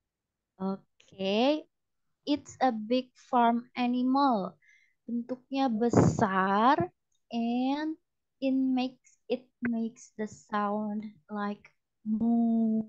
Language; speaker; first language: English; non-native, fluent; Indonesian